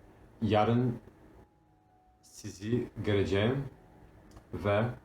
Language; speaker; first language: Turkish; non-native, learner; English